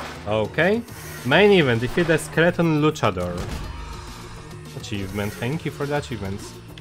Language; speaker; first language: English; non-native, fluent; Polish